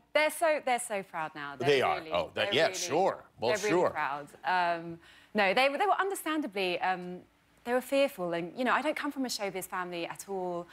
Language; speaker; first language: English; native; English